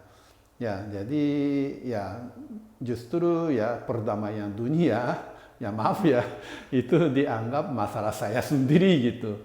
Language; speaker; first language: Indonesian; non-native, fluent; Japanese